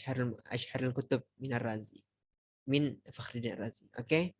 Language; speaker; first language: Arabic; non-native, fluent; Indonesian